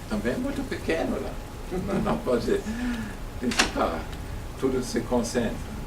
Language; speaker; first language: Portuguese; non-native, fluent; German